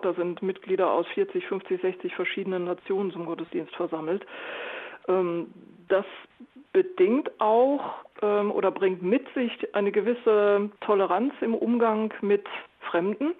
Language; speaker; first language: German; native; German